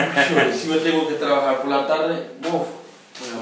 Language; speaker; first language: Spanish; non-native, learner; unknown